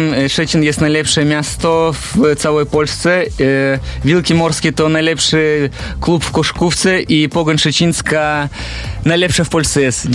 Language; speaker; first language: Polish; non-native, learner; Russian